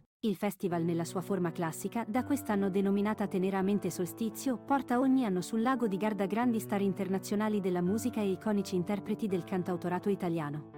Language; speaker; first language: Italian; native; Italian